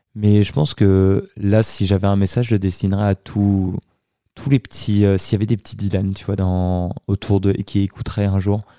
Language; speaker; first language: French; early bilingual, other home language; Arabic